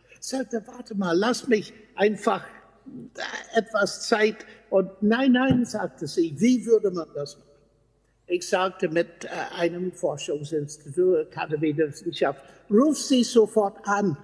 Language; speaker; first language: German; non-native, fluent; English